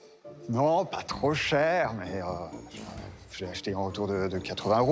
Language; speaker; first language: French; native; French